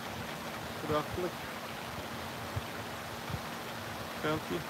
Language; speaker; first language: Turkish; non-native, learner; English